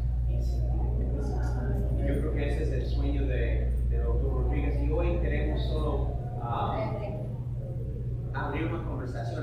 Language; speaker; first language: Spanish; non-native, fluent; English